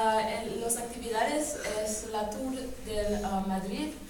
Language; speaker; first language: Spanish; non-native, learner; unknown